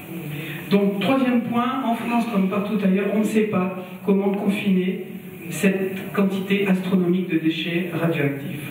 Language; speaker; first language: French; native; French